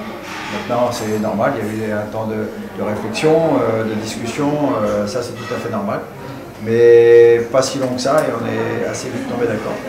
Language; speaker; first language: French; native; French